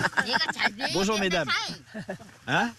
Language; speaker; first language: French; native; French